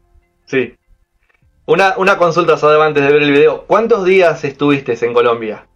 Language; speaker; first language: Spanish; native; Spanish